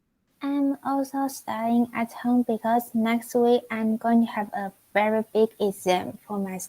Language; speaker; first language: English; non-native, fluent; Chinese